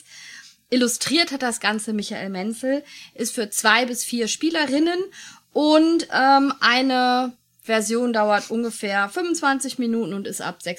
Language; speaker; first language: German; native; German